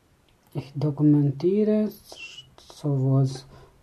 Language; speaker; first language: German; non-native, learner; Hungarian